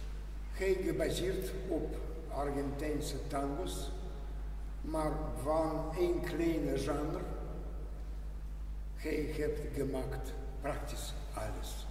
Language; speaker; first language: Dutch; non-native, learner; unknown